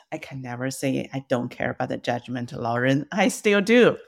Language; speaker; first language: English; non-native, fluent; Chinese